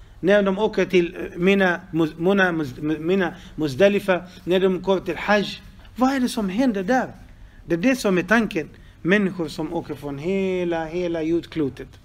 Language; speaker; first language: Swedish; non-native, fluent; Arabic